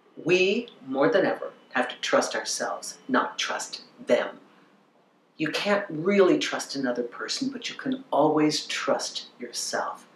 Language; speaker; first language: English; native; English